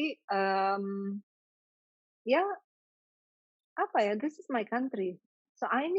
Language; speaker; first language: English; non-native, fluent; Indonesian